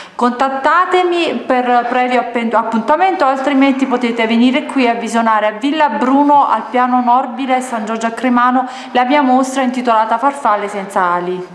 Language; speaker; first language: Italian; native; Italian